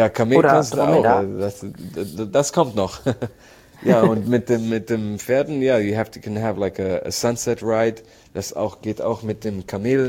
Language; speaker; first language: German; non-native, learner; Arabic